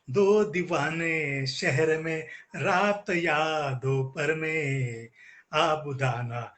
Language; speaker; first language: Hindi; non-native, local second language; Marathi